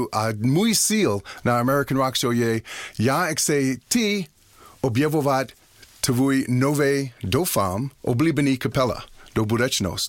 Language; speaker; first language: Czech; non-native, learner; English